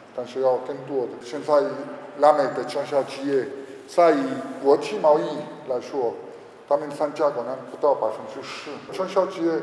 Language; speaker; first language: Chinese; non-native, learner; Spanish